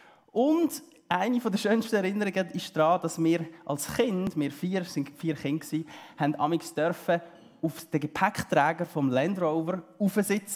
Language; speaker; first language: German; early bilingual, heritage; German